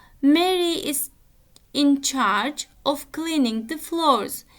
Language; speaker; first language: English; non-native, fluent; Turkish